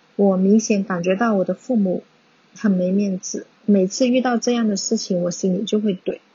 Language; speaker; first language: Chinese; non-native, local second language; Cantonese